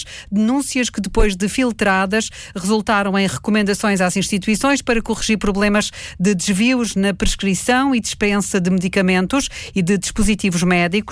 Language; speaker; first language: Portuguese; native; Portuguese